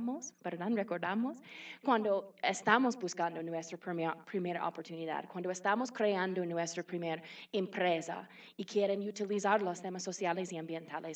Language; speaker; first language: Spanish; non-native, fluent; English